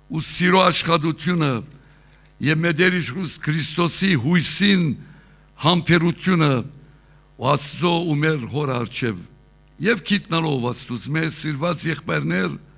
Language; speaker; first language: Armenian; early bilingual, heritage; Armenian